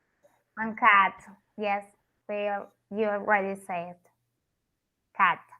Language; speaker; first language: English; non-native, learner; Spanish